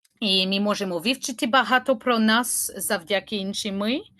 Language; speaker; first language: Ukrainian; non-native, learner; French